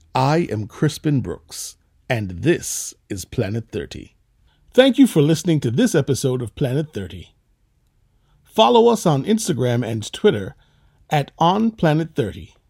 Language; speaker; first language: English; native; English